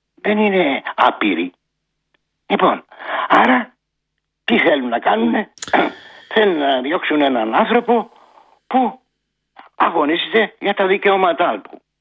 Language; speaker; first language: Greek; native; Greek